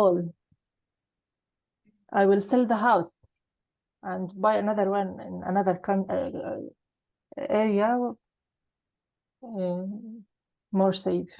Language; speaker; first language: English; non-native, learner; Arabic